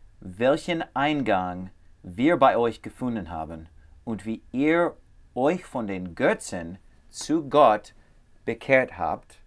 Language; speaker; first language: German; non-native, learner; English